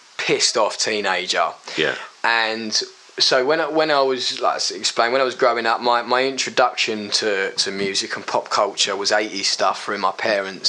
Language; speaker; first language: English; native; English